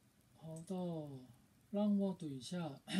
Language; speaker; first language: Chinese; non-native, learner; Korean